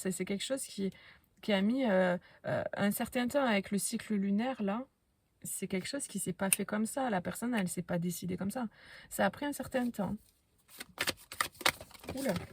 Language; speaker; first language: French; native; French